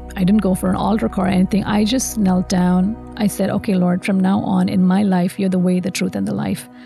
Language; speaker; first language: English; non-native, local second language; Tamil